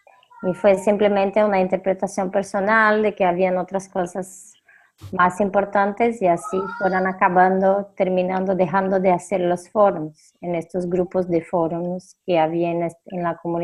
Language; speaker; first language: Spanish; non-native, fluent; Portuguese